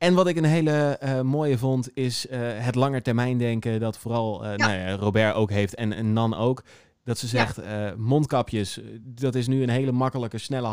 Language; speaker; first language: Dutch; native; Dutch